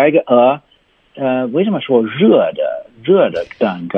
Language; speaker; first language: Chinese; non-native, learner; English